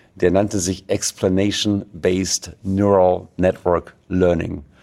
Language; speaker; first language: German; native; German